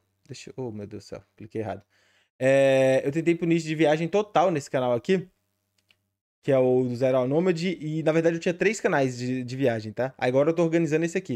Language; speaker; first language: Portuguese; native; Portuguese